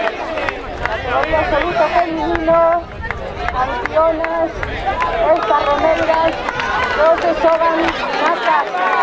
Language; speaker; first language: Spanish; non-native, local second language; Galician